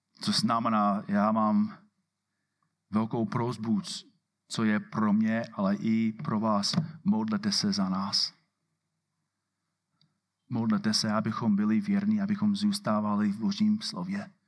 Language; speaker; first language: Czech; non-native, fluent; English